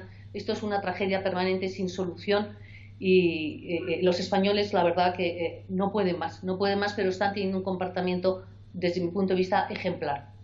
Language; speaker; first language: Spanish; native; Spanish